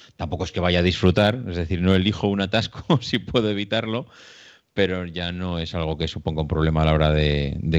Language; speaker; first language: Spanish; non-native, fluent; Danish